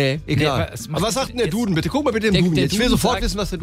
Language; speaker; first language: German; native; German